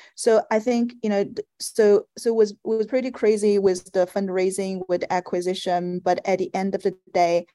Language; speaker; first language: English; non-native, fluent; Chinese